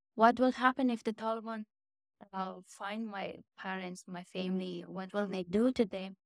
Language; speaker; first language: English; non-native, fluent; Persian